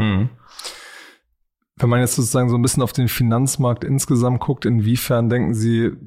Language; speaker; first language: German; native; German